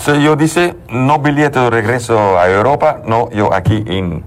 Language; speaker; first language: Spanish; non-native, learner; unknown